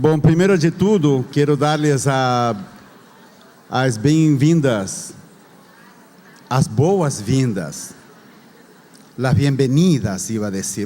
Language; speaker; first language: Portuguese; non-native, fluent; Spanish